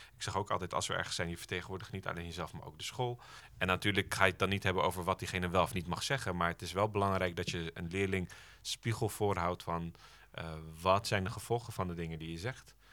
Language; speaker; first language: Dutch; early bilingual, other home language; Turkish